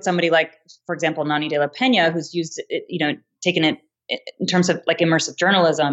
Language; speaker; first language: English; native; English